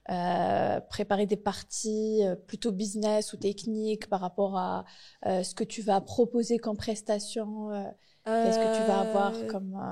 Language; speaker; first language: French; native; French